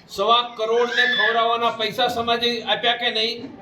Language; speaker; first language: Hindi; non-native, local second language; Gujarati